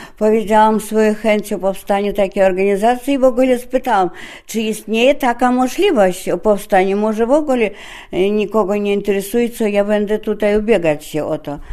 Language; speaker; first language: Polish; non-native, fluent; Russian